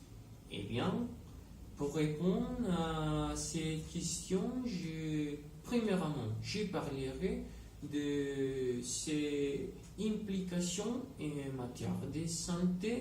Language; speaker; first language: French; non-native, learner; Spanish